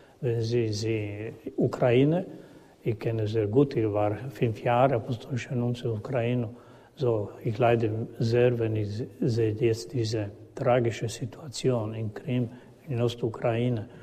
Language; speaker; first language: German; non-native, learner; Croatian